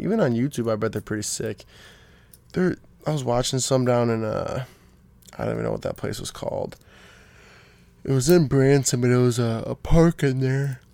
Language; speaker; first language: English; native; English